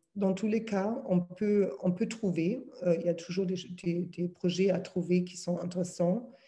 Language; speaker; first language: French; non-native, fluent; German